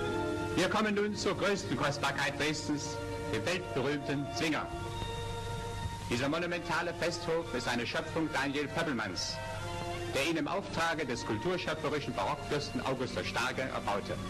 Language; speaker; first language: German; native; German